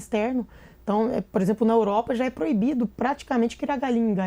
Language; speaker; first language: Portuguese; native; Portuguese